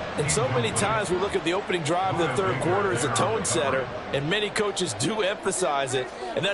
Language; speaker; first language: English; native; English